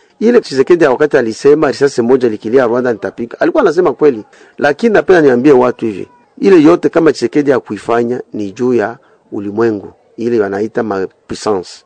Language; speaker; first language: Swahili; native; Swahili